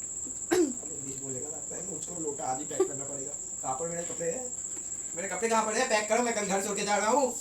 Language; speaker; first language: Hindi; non-native, local second language; Bangla